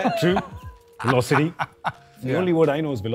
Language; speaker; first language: English; non-native, local second language; Hindi